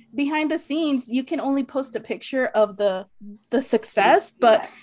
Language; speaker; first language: English; native; English